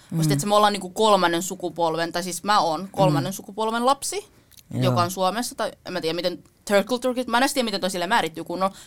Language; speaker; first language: Finnish; early bilingual, other home language; Vietnamese